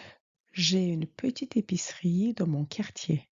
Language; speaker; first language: French; non-native, fluent; Mongolian